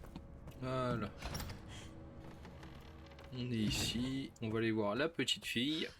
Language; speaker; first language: French; native; French